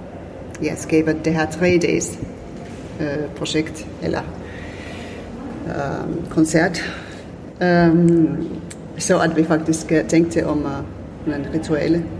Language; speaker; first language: Danish; non-native, fluent; Finnish